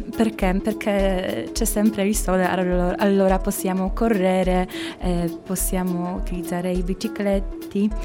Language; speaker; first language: Italian; non-native, learner; Polish